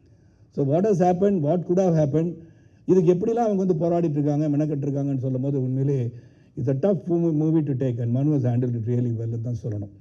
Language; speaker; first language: Tamil; native; Tamil